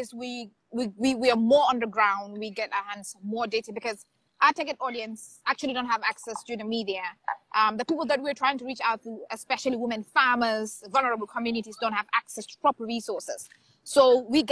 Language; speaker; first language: English; non-native, local second language; Wolof